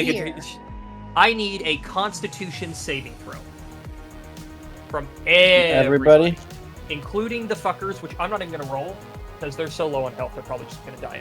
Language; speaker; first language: English; native; English